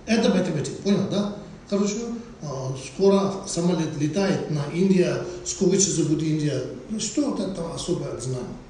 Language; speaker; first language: Russian; non-native, learner; Tibetan